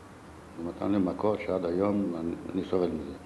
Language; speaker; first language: Hebrew; non-native, fluent; Yiddish